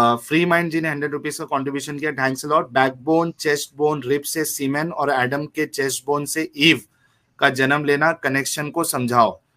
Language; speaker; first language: Hindi; native; Hindi